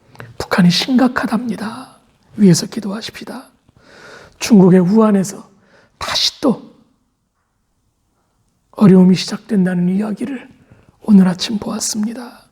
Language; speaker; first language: Korean; native; Korean